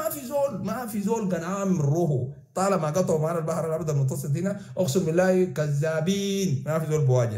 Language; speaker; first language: Arabic; native; Arabic